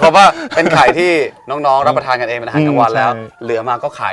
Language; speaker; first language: Thai; native; Thai